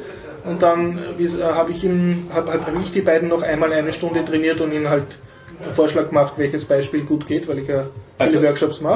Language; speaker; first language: German; native; German